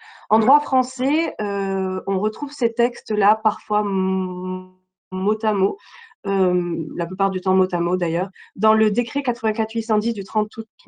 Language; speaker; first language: French; native; French